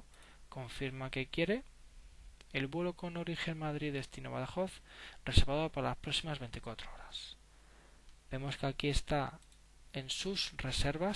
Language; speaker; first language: Spanish; native; Spanish